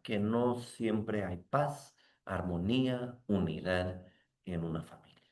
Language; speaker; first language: Spanish; native; Spanish